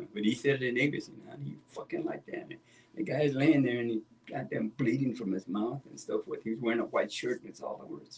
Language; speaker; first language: English; native; English